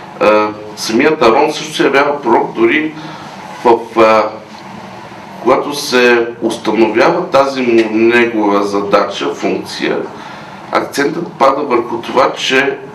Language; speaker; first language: Bulgarian; native; Bulgarian